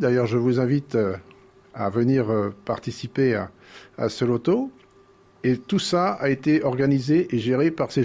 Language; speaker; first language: French; native; French